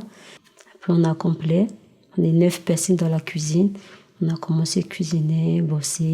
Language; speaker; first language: French; non-native, learner; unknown